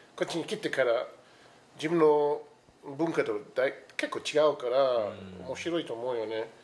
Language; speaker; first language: Japanese; non-native, fluent; English